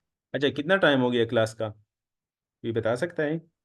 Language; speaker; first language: Hindi; non-native, local second language; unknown